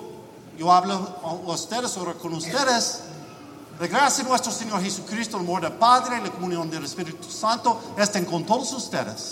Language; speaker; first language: Spanish; non-native, learner; English